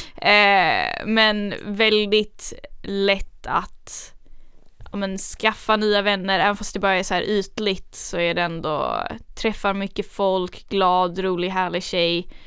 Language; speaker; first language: Swedish; native; Swedish